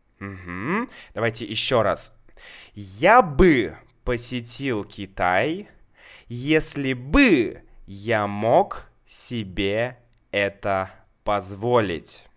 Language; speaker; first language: Russian; native; Russian